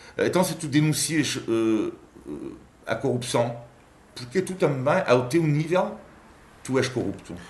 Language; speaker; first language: Portuguese; non-native, fluent; French